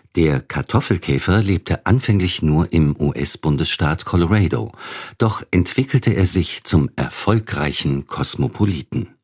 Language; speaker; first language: German; native; German